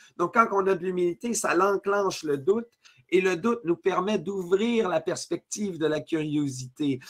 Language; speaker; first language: French; native; French